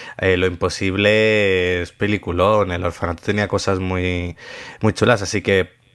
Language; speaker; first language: Spanish; native; Spanish